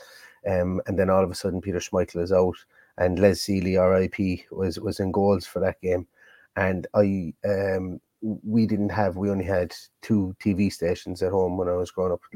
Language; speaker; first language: English; native; English